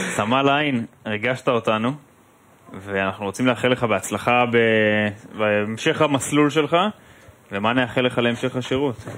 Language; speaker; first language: Hebrew; native; Hebrew